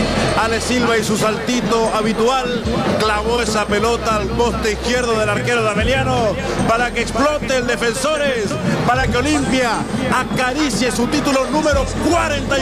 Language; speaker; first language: Spanish; native; Spanish